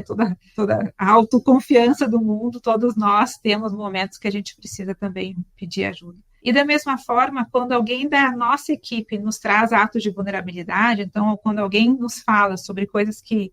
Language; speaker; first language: Portuguese; native; Portuguese